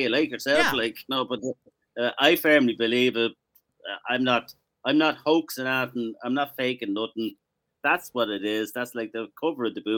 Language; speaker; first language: English; native; English